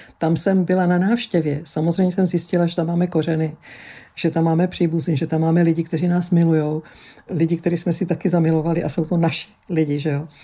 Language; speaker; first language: Czech; early bilingual, other home language; Greek